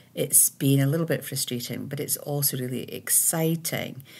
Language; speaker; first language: English; native; English